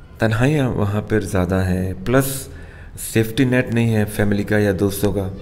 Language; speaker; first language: Hindi; non-native, local second language; Urdu